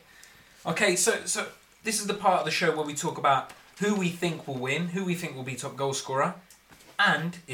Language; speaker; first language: English; native; English